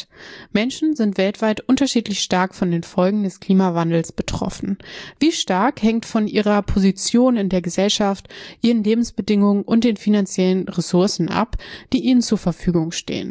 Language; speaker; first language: German; native; German